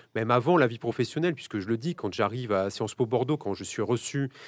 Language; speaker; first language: French; native; French